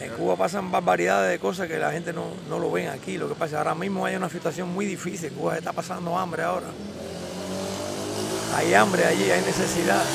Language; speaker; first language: Spanish; native; Spanish